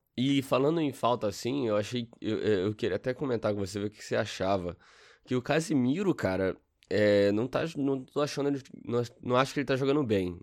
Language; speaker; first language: Portuguese; native; Portuguese